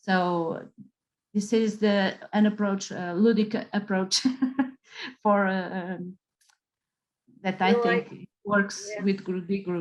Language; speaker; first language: English; non-native, fluent; Portuguese